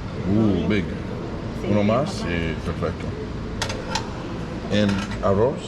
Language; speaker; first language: Spanish; non-native, learner; English